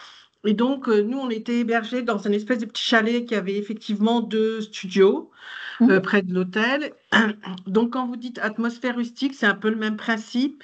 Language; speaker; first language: French; native; French